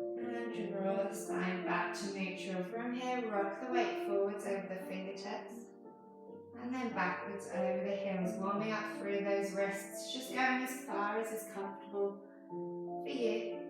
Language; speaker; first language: English; native; English